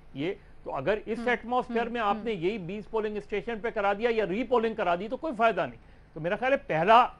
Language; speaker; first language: Urdu; native; Urdu